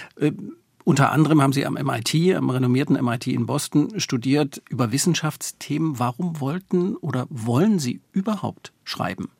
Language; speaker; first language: German; native; German